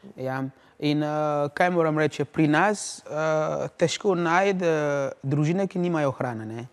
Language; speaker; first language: Slovenian; non-native, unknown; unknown